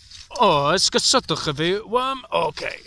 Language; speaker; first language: Welsh; non-native, learner; English